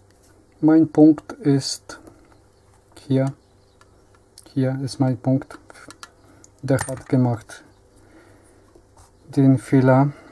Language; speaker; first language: German; non-native, learner; Polish